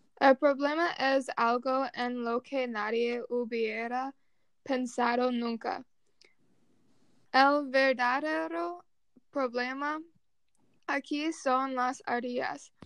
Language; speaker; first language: Spanish; non-native, learner; English